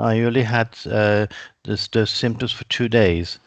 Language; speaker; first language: English; non-native, fluent; Persian